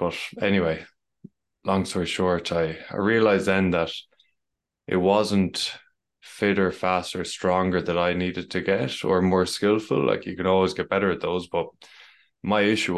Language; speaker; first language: English; native; English